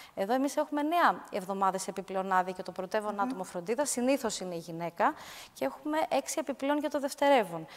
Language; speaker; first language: Greek; native; Greek